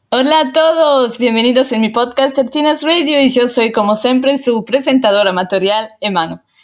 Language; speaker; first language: Spanish; non-native, fluent; Italian